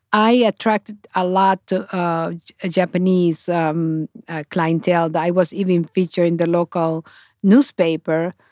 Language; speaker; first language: English; non-native, fluent; Spanish